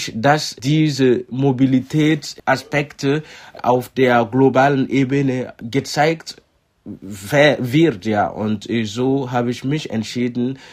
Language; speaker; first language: German; non-native, fluent; Mossi